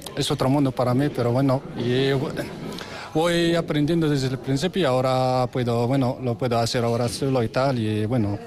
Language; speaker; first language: Spanish; non-native, learner; Arabic